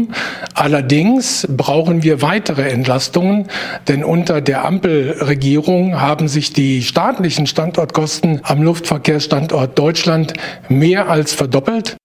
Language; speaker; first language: German; native; German